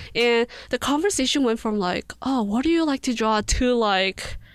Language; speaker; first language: English; early bilingual, other home language; Korean